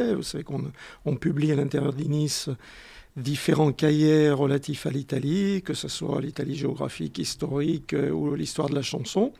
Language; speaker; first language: French; native; French